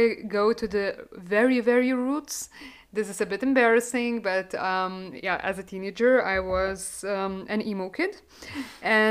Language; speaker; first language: English; non-native, fluent; Lithuanian